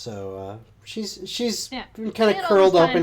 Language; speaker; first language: English; native; English